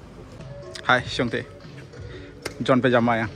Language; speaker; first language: Chinese; non-native, learner; Bangla